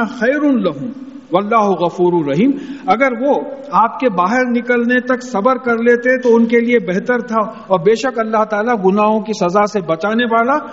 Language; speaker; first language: Urdu; native; Urdu